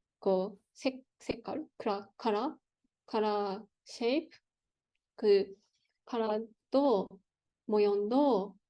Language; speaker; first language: Korean; non-native, learner; Japanese